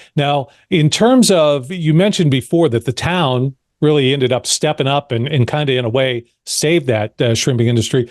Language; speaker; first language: English; native; English